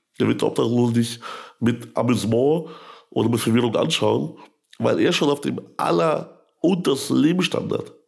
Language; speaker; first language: German; early bilingual, other home language; Russian